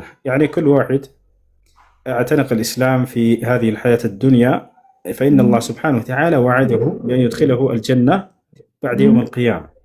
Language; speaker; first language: Arabic; non-native, fluent; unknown